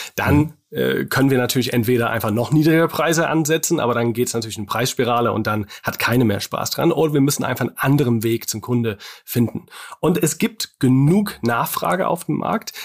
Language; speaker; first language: German; non-native, fluent; English